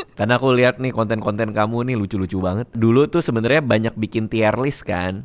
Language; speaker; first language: Indonesian; native; Indonesian